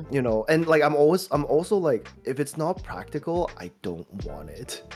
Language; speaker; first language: English; early bilingual, other home language; Chinese